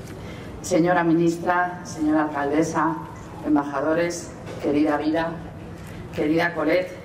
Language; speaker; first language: Spanish; native; Spanish